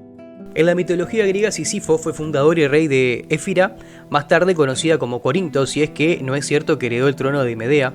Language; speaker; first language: Spanish; native; Spanish